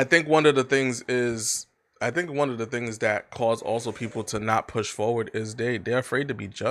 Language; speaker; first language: English; native; English